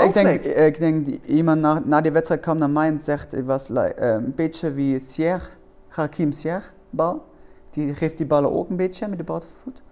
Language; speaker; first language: Dutch; non-native, learner; German